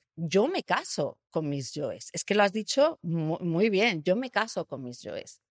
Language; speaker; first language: Spanish; native; Spanish